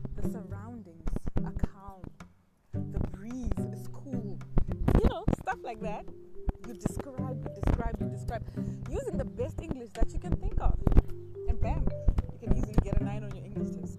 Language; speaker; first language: English; non-native, local second language; Shona